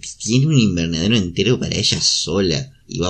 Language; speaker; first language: Spanish; native; Spanish